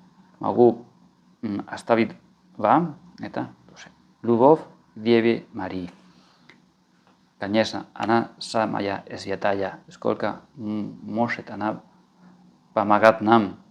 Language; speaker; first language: Russian; non-native, fluent; Spanish